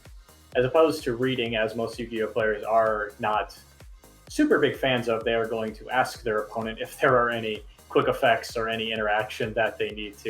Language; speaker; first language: English; native; English